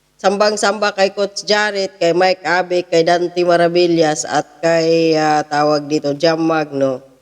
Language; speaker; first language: Filipino; native; Filipino